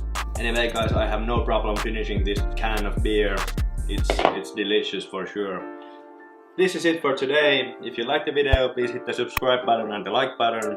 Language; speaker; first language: English; non-native, fluent; Finnish